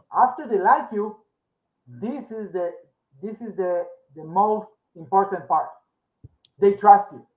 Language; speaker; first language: English; non-native, learner; Hebrew